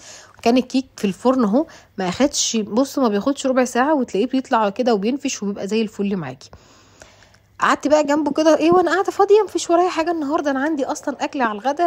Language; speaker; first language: Arabic; native; Arabic